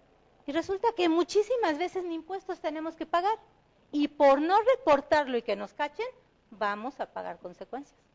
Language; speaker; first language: Spanish; native; Spanish